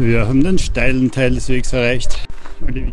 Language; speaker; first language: German; native; German